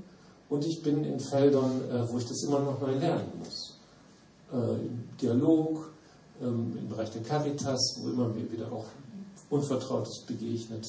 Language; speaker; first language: German; native; German